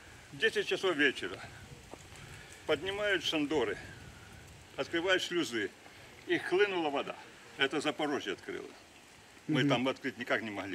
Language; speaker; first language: Russian; native; Russian